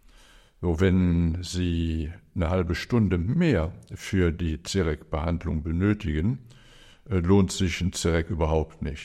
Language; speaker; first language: German; native; German